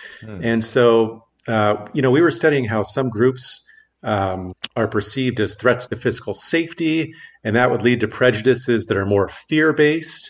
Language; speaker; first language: English; native; English